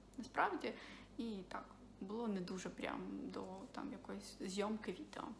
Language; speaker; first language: Ukrainian; non-native, local second language; Russian